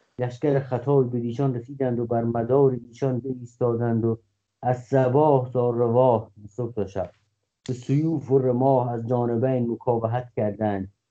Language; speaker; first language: Persian; non-native, local second language; Kurdish